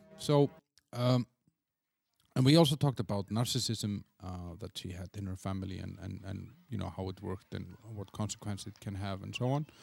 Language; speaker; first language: English; non-native, fluent; Icelandic